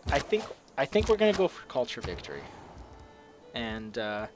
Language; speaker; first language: English; native; English